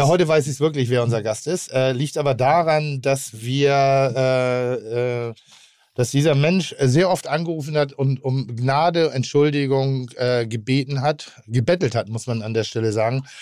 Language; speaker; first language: German; native; German